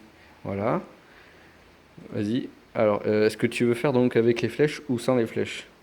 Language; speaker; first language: French; native; French